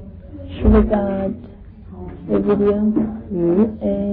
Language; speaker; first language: French; non-native, learner; English